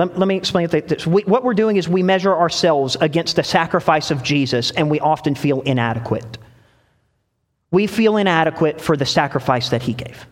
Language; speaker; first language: English; native; English